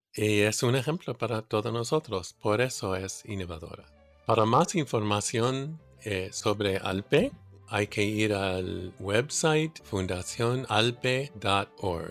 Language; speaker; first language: Spanish; non-native, fluent; English